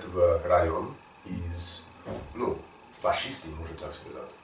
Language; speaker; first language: Russian; non-native, learner; English